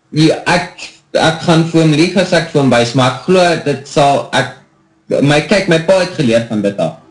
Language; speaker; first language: Afrikaans; native; Afrikaans